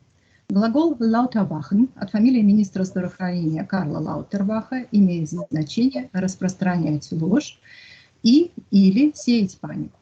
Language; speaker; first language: Russian; native; Russian